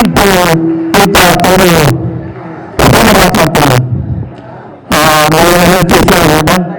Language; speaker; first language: Telugu; non-native, learner; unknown